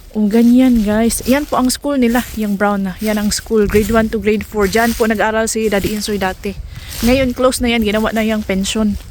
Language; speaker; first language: Filipino; non-native, local second language; Cebuano